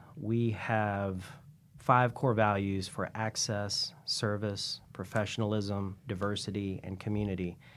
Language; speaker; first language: English; native; English